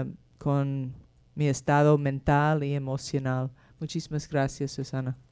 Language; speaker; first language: Spanish; non-native, fluent; English